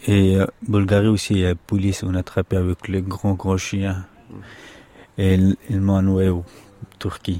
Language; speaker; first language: French; non-native, learner; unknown